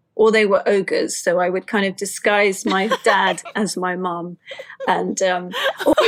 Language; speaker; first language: English; native; English